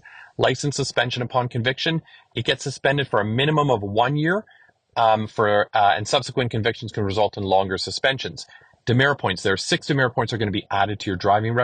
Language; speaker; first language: English; native; English